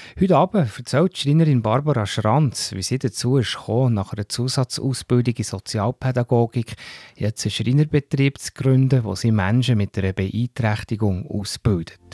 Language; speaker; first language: German; native; German